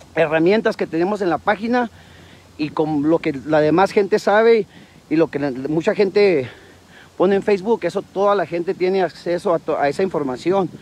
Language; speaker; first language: Spanish; native; Spanish